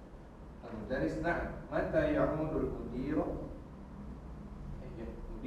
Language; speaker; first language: Arabic; non-native, learner; Indonesian